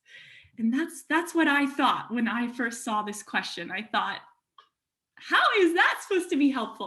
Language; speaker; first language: English; native; English